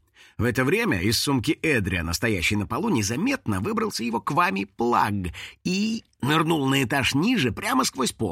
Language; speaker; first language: Russian; native; Russian